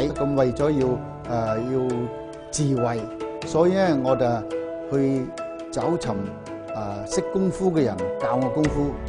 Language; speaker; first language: Cantonese; native; Cantonese